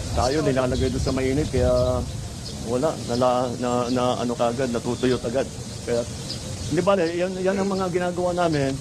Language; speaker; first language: Filipino; native; Filipino